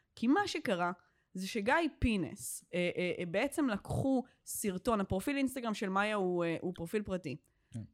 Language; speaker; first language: Hebrew; native; Hebrew